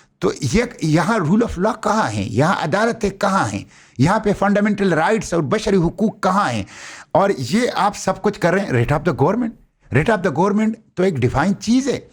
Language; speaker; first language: Urdu; non-native, local second language; Pashto